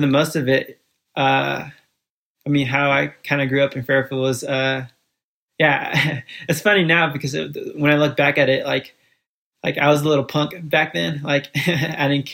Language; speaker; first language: English; early bilingual, other home language; Spanish